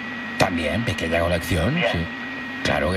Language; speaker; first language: Spanish; native; Spanish